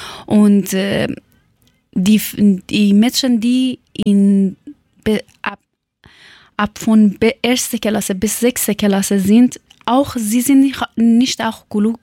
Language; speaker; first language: German; non-native, learner; Persian